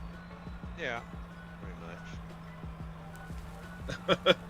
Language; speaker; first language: English; native; English